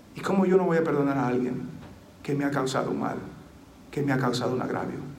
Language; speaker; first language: Spanish; early bilingual, heritage; Spanish